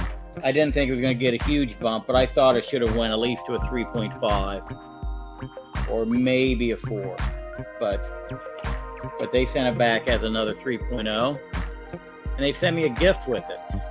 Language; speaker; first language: English; native; English